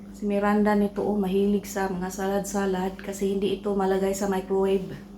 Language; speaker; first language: Filipino; non-native, local second language; Cebuano